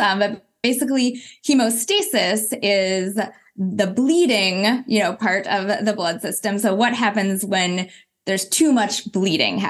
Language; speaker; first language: English; native; English